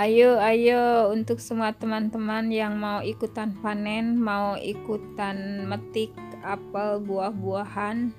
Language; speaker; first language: Indonesian; native; Indonesian